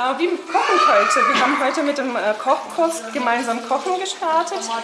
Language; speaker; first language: German; non-native, fluent; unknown